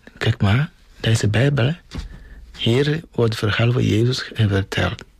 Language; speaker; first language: Dutch; non-native, fluent; Ewe